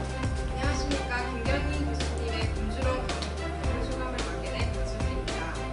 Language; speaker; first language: Korean; native; Korean